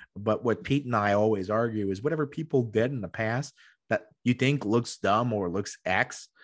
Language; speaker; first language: English; native; English